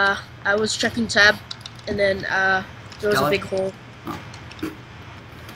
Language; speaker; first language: English; native; English